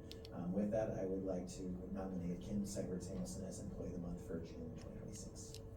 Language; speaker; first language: English; native; English